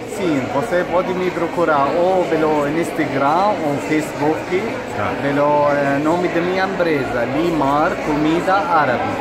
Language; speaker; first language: Portuguese; non-native, fluent; Arabic